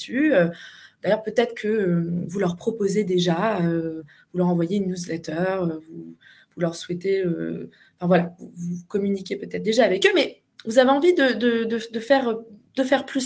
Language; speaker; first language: French; native; French